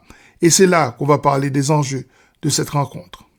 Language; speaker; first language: French; native; French